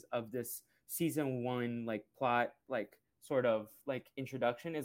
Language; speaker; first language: English; early bilingual, other home language; Portuguese